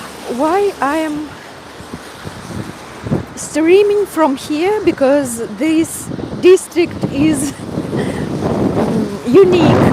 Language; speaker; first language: English; non-native, fluent; Russian